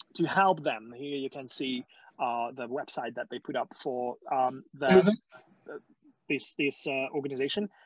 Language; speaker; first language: English; non-native, fluent; Hungarian